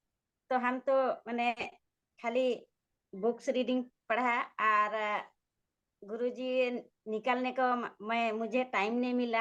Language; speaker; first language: Hindi; non-native, local second language; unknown